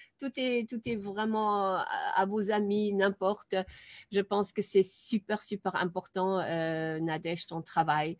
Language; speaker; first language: French; non-native, fluent; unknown